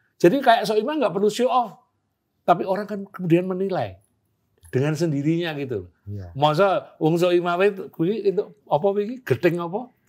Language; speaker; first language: Indonesian; non-native, local second language; Javanese